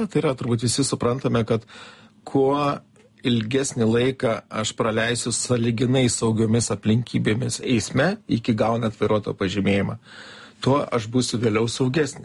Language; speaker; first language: Lithuanian; native; Lithuanian